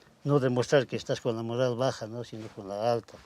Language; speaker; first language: Spanish; native; Spanish